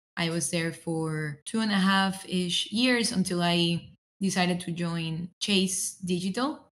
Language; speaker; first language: English; non-native, fluent; Spanish